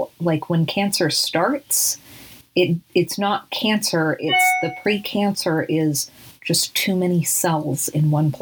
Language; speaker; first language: English; native; English